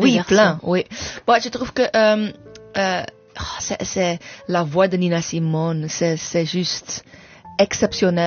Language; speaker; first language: French; non-native, fluent; English